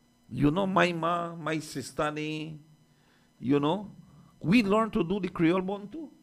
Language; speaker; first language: English; early bilingual, other home language; Spanish